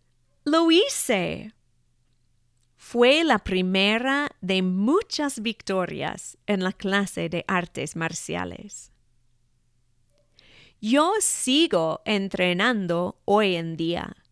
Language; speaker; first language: Spanish; non-native, fluent; English